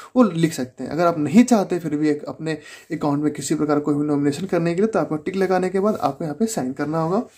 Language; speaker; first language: Hindi; native; Hindi